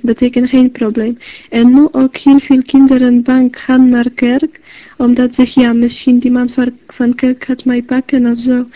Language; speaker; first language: Dutch; non-native, learner; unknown